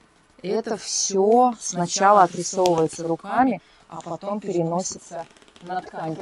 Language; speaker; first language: Russian; native; Russian